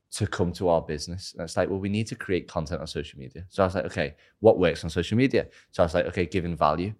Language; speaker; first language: English; native; English